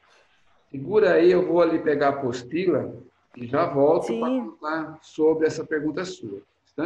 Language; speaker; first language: Portuguese; native; Portuguese